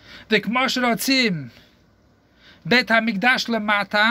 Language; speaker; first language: Hebrew; non-native, fluent; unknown